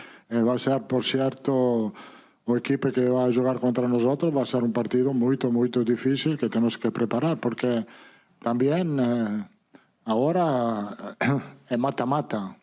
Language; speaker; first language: Portuguese; non-native, learner; Italian